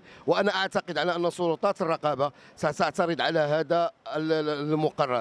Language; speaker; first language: Arabic; native; Arabic